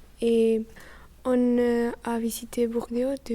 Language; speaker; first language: French; non-native, learner; Spanish